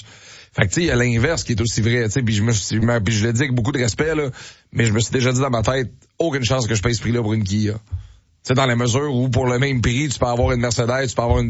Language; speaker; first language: French; native; French